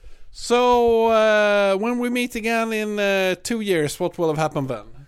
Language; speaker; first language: English; non-native, fluent; Swedish